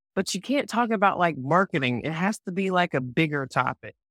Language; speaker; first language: English; native; English